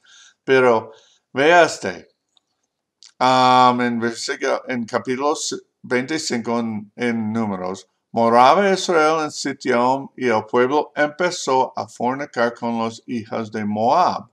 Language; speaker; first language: Spanish; non-native, learner; English